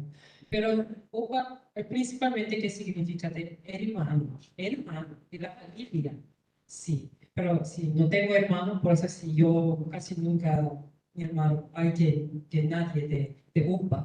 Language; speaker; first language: Spanish; non-native, learner; Korean